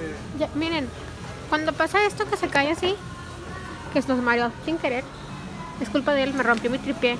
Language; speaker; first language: Spanish; native; Spanish